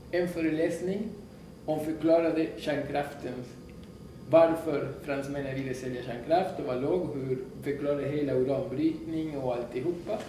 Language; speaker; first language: Swedish; non-native, fluent; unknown